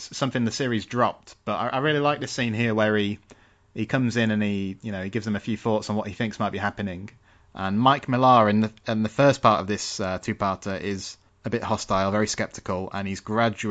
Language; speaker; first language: English; native; English